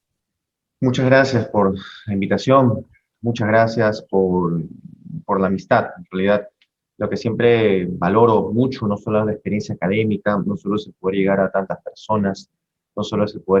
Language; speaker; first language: Spanish; native; Spanish